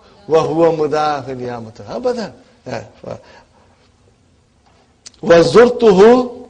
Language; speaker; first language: Arabic; non-native, fluent; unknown